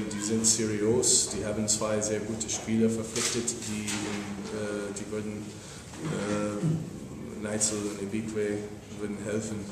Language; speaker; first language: German; non-native, fluent; English